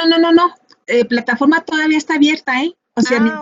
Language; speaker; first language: Spanish; native; Spanish